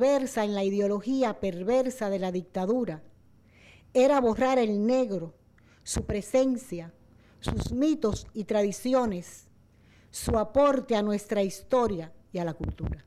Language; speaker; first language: Spanish; native; Spanish